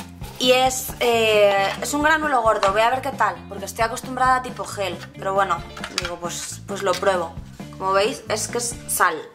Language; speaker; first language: Spanish; native; Spanish